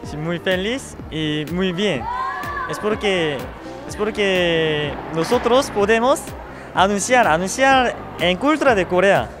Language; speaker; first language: Spanish; non-native, learner; Korean